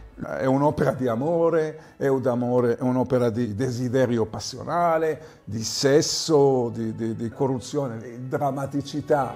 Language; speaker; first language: Italian; non-native, fluent; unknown